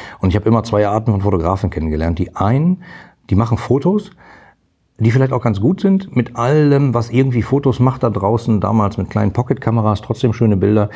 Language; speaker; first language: German; native; German